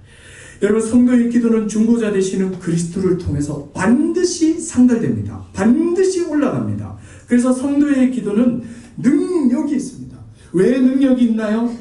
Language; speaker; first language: Korean; native; Korean